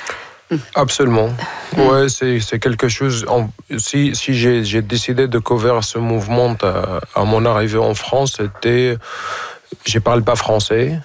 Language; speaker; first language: French; non-native, fluent; Arabic